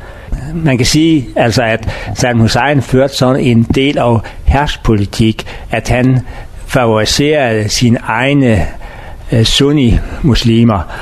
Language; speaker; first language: Danish; non-native, learner; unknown